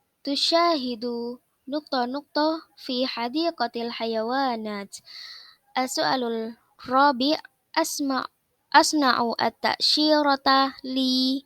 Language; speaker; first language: Arabic; non-native, fluent; Indonesian